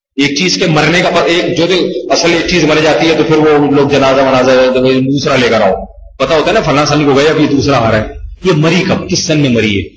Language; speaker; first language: Urdu; native; Urdu